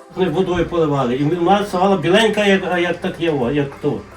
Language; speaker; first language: Ukrainian; native; Ukrainian